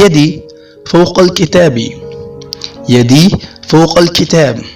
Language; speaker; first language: Arabic; non-native, fluent; Urdu